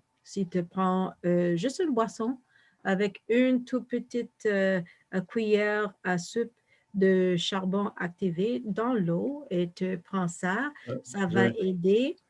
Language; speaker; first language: French; non-native, fluent; English